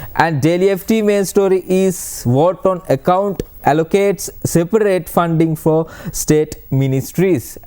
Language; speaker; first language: English; non-native, local second language; Sinhala